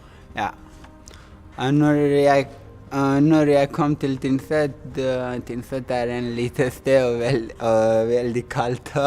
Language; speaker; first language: Norwegian; non-native, learner; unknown